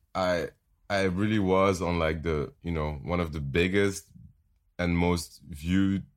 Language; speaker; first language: English; non-native, fluent; Dutch